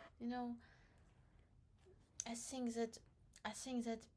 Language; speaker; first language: English; non-native, learner; Crimean Tatar